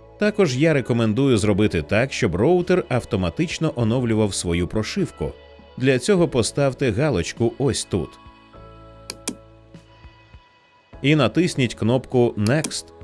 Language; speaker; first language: Ukrainian; native; Ukrainian